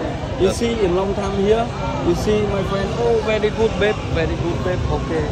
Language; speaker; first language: English; non-native, learner; Vietnamese